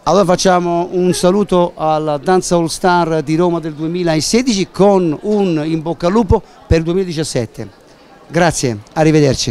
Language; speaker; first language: Italian; native; Italian